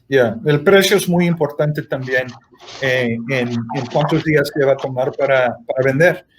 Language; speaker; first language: Spanish; early bilingual, heritage; Spanish